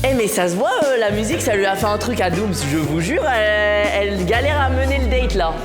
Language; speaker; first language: French; native; French